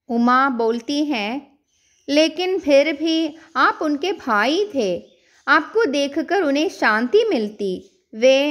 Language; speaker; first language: Hindi; non-native, local second language; Malayalam